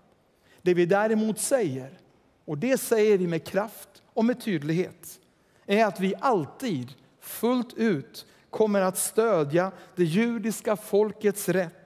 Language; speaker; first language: Swedish; native; Swedish